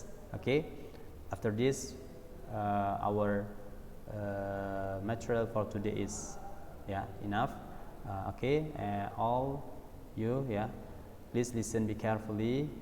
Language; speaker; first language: English; non-native, learner; Indonesian